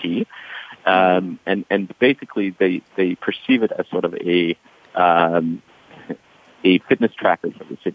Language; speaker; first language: English; non-native, fluent; Danish